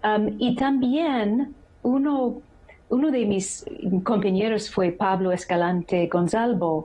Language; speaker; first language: Spanish; non-native, fluent; English